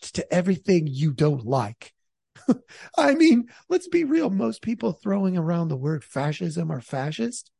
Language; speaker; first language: English; native; English